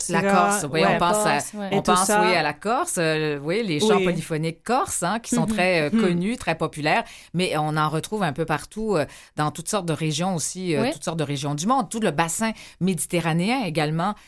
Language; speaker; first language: French; native; French